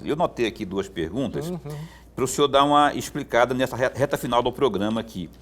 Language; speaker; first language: Portuguese; native; Portuguese